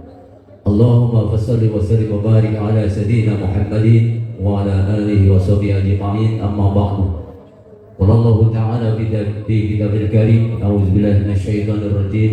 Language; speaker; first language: Indonesian; native; Indonesian